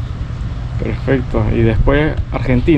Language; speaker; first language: Spanish; native; Spanish